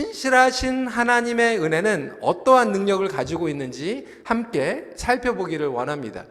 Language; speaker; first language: Korean; native; Korean